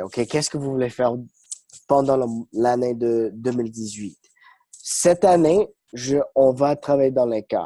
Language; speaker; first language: French; non-native, fluent; English